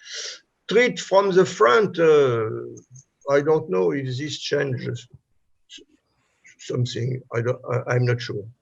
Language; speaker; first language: English; non-native, fluent; French